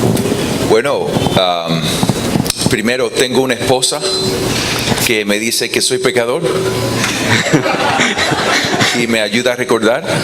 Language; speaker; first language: Spanish; non-native, fluent; English